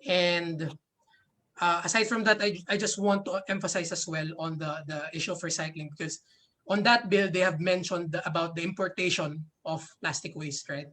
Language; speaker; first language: English; non-native, local second language; Filipino